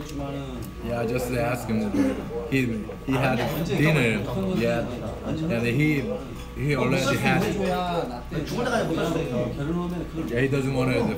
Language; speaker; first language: English; non-native, fluent; Korean